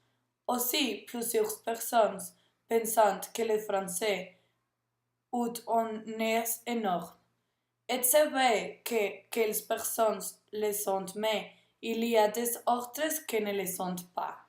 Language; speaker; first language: French; non-native, learner; Spanish